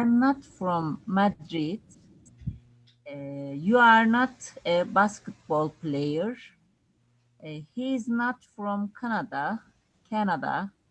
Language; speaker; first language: English; non-native, learner; Turkish